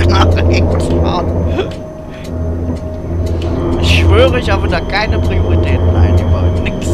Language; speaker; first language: German; native; German